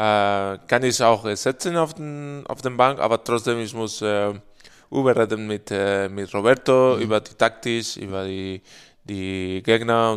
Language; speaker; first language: German; non-native, learner; Spanish